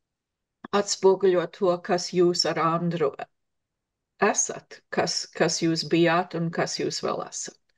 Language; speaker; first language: Latvian; early bilingual, heritage; English